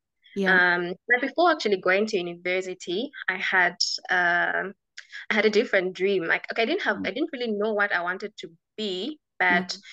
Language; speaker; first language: English; non-native, local second language; Bemba